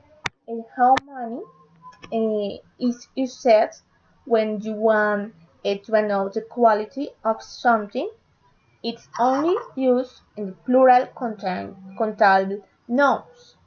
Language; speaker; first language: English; non-native, learner; Spanish